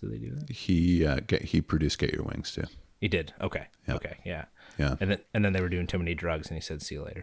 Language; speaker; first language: English; native; English